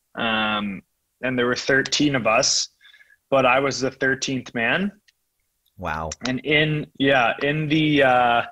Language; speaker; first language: English; native; English